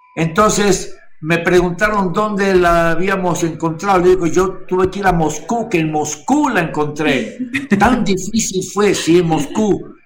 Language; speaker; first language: Spanish; native; Spanish